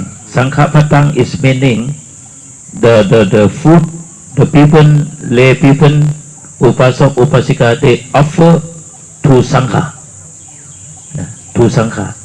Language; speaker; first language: English; non-native, learner; Thai